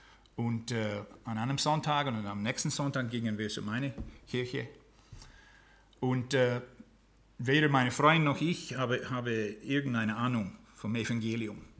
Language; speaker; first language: German; non-native, fluent; English